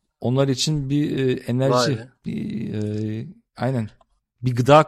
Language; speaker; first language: Turkish; early bilingual, heritage; Turkish